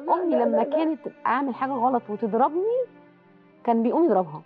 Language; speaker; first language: Arabic; native; Arabic